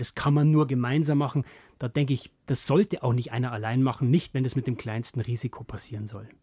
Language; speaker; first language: German; native; German